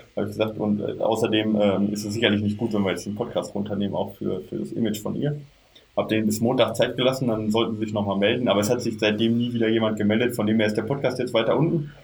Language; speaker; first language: German; native; German